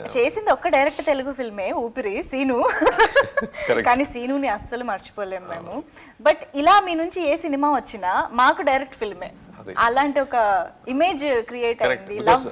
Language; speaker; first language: Telugu; native; Telugu